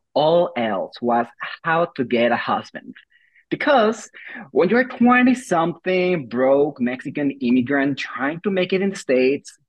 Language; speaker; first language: English; non-native, fluent; Spanish